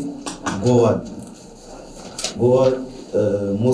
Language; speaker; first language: Russian; non-native, learner; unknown